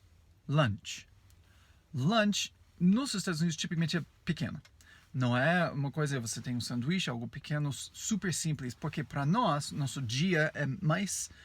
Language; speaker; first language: Portuguese; non-native, fluent; English